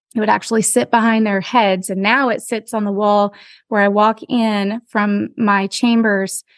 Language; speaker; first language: English; native; English